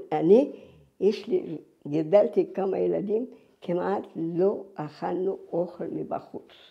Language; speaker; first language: Hebrew; non-native, fluent; Arabic